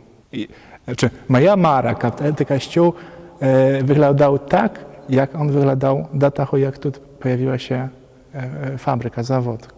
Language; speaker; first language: Polish; non-native, learner; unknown